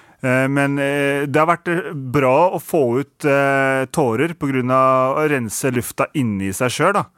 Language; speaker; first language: Norwegian; native; Norwegian